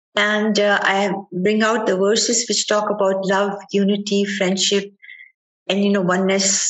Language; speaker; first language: English; non-native, local second language; Sindhi